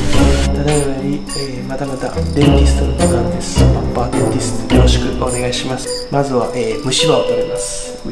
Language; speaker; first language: Japanese; native; Japanese